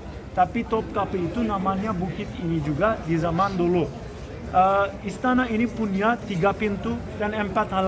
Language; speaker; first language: Indonesian; non-native, fluent; Turkish